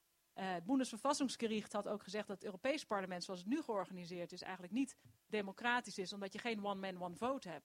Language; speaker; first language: Dutch; native; Dutch